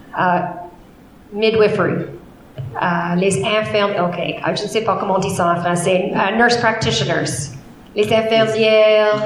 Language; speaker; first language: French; non-native, learner; English